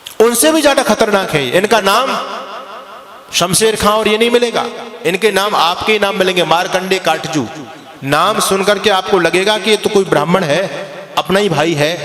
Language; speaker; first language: Hindi; native; Hindi